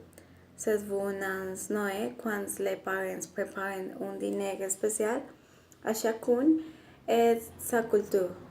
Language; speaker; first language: French; non-native, learner; Spanish